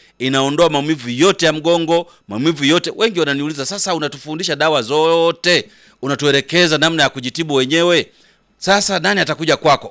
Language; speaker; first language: Swahili; native; Swahili